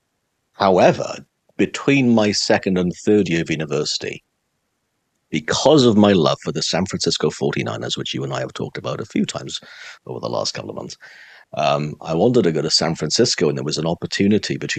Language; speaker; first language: English; native; English